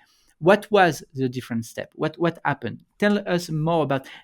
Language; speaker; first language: English; non-native, fluent; French